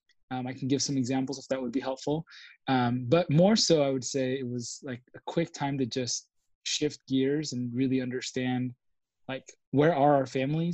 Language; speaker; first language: English; early bilingual, other home language; Spanish